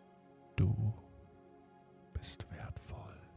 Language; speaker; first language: German; native; German